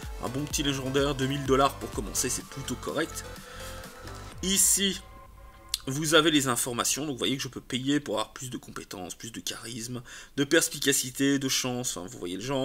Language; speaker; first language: French; native; French